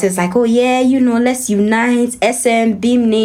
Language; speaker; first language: English; non-native, local second language; Akan